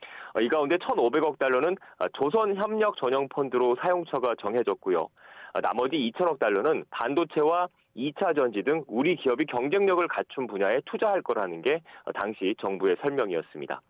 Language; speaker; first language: Korean; native; Korean